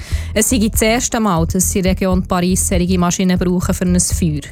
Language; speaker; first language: German; native; German